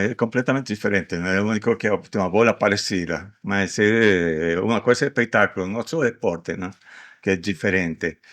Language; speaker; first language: Portuguese; non-native, fluent; Spanish